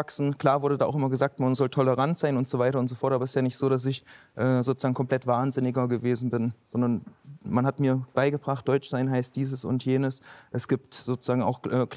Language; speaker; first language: German; native; German